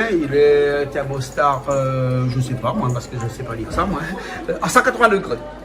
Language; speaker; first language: French; native; French